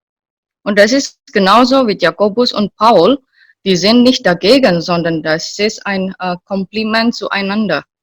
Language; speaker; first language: German; non-native, learner; Indonesian